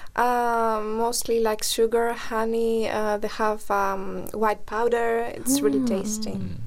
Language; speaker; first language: English; non-native, fluent; Greek